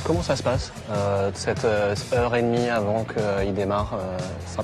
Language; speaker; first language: French; native; French